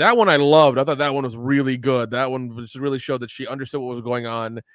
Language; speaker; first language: English; early bilingual, other home language; Hindi